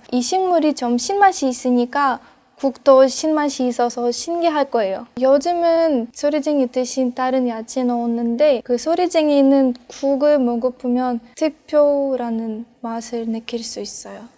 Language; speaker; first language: Korean; non-native, fluent; Russian